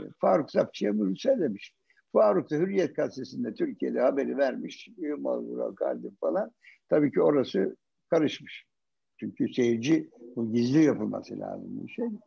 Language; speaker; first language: Turkish; native; Turkish